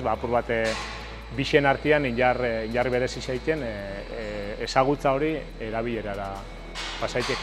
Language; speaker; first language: Basque; native; Basque